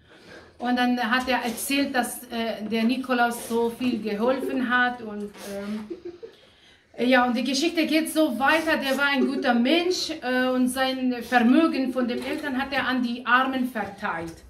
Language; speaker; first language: German; non-native, fluent; Aramaic